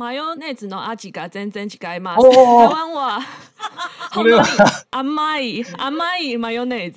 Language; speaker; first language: Japanese; non-native, learner; Chinese